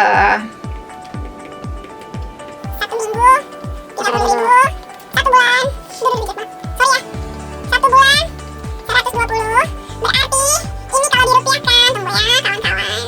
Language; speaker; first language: Indonesian; native; Indonesian